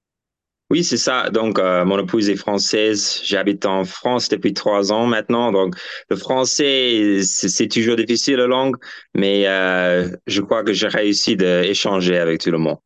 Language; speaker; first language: French; non-native, fluent; English